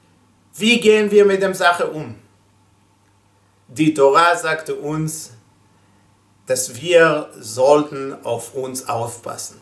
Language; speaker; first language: German; non-native, fluent; Hebrew